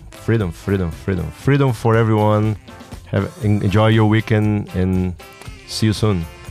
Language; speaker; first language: English; non-native, fluent; Portuguese